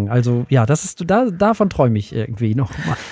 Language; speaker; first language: German; native; German